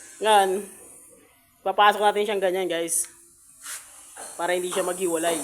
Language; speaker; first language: Filipino; native; Filipino